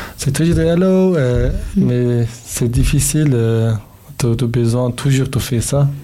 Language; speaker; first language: French; non-native, learner; Kurdish